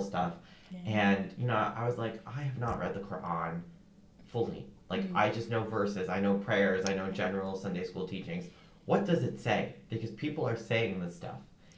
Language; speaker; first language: English; native; English